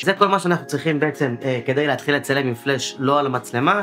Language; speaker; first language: Hebrew; native; Hebrew